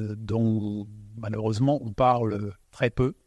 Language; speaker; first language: French; non-native, local second language; Swiss German